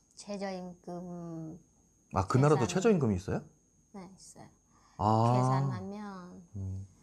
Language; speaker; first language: Korean; non-native, learner; Khmer